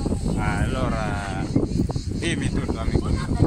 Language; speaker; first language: Italian; non-native, learner; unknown